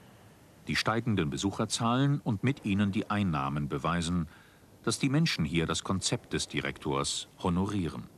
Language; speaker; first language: German; native; German